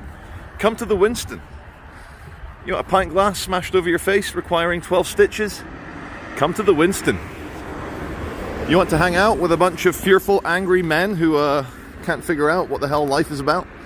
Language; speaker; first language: English; native; English